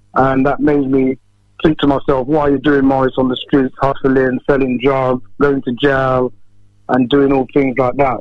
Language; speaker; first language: English; native; English